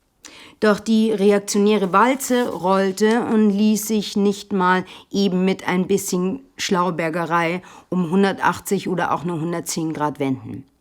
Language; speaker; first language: German; native; German